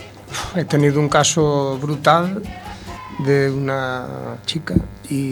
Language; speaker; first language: Spanish; native; Spanish